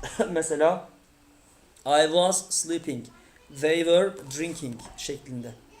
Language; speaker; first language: English; non-native, fluent; Turkish